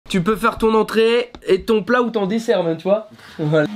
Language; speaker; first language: French; native; French